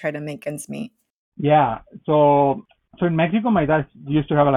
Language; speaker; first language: English; non-native, fluent; Spanish